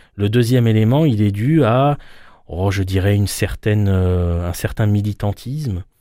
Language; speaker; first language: French; native; French